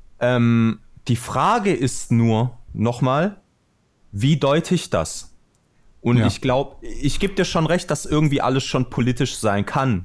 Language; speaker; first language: German; early bilingual, other home language; Albanian